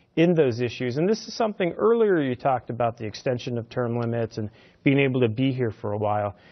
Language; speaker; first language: English; native; English